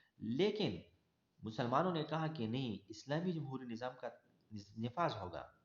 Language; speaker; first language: Urdu; non-native, local second language; Pashto